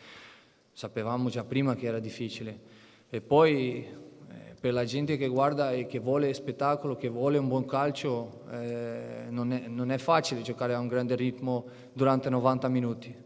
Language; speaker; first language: Italian; non-native, fluent; Portuguese